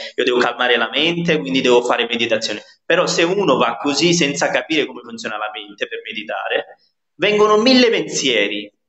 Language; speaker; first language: Italian; non-native, fluent; Nepali